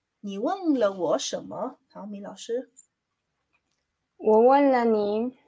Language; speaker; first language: Chinese; non-native, learner; Spanish